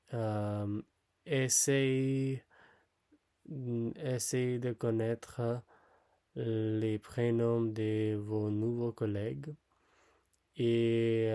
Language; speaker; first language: French; non-native, learner; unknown